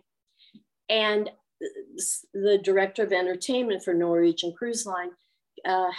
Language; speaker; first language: English; native; English